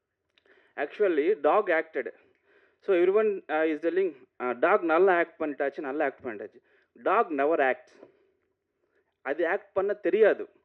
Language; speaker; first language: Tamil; non-native, learner; Telugu